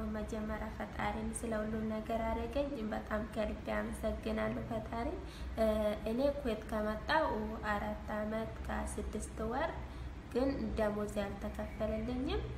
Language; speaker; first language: Amharic; non-native, local second language; Oromo